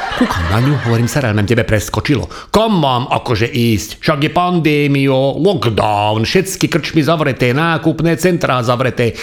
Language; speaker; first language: Slovak; non-native, local second language; Hungarian